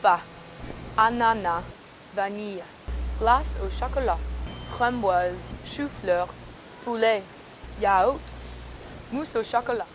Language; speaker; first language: French; non-native, learner; English